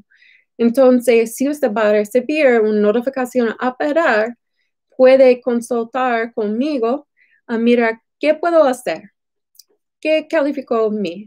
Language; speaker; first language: Spanish; non-native, fluent; English